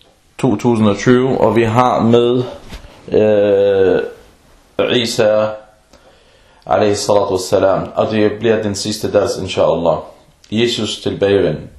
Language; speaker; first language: Danish; non-native, fluent; Arabic